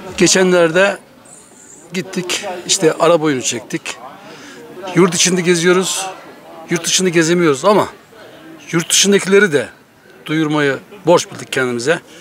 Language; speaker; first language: Turkish; native; Turkish